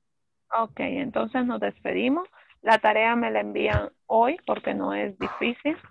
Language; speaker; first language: Spanish; native; Spanish